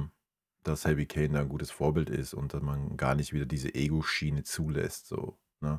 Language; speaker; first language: German; native; German